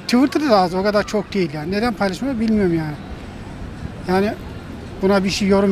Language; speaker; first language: Turkish; native; Turkish